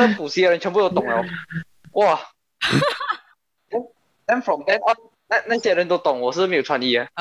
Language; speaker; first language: Chinese; native; Chinese